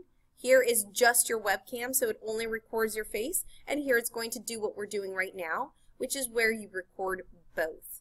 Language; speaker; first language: English; native; English